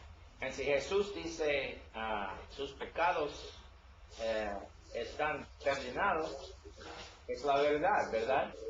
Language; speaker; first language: Spanish; non-native, learner; English